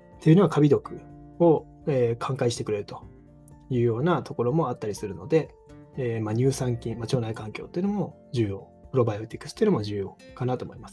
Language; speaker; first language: Japanese; native; Japanese